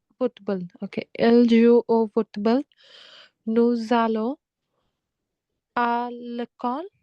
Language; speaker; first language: French; non-native, learner; English